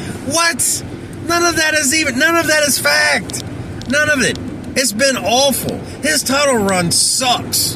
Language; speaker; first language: English; native; English